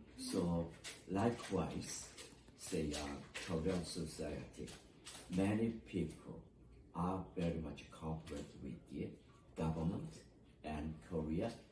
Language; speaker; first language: English; non-native, fluent; Korean